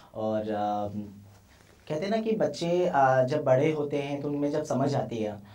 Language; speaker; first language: Hindi; native; Hindi